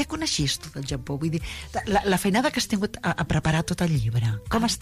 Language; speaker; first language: Catalan; native; Catalan